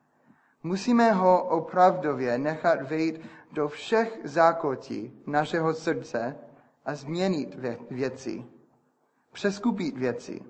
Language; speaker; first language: Czech; non-native, fluent; English